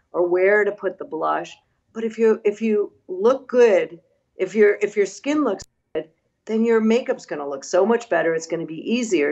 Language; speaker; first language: English; native; English